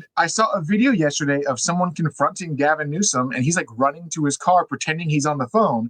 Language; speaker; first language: English; native; English